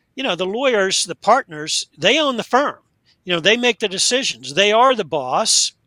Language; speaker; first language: English; native; English